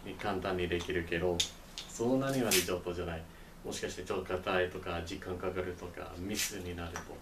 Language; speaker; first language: Japanese; non-native, learner; English